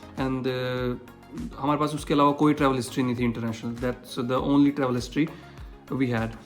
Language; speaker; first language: Hindi; native; Hindi